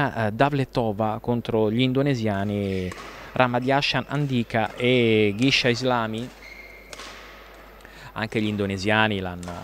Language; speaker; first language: Italian; native; Italian